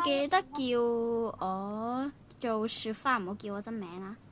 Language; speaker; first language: Chinese; native; Chinese